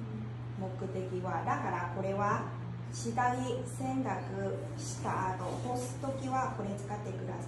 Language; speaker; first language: Japanese; non-native, fluent; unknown